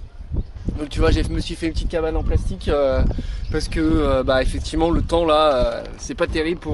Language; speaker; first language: French; native; French